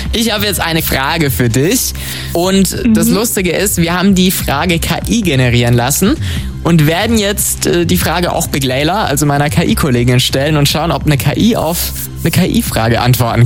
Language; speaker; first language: German; native; German